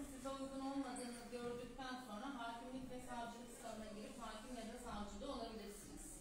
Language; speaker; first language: Turkish; native; Turkish